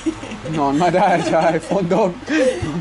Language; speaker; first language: Thai; non-native, learner; English